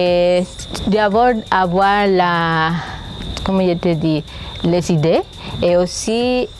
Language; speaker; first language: French; non-native, fluent; Spanish